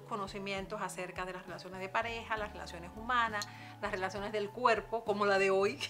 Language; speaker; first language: Spanish; native; Spanish